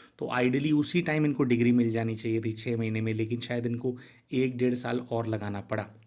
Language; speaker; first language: Hindi; native; Hindi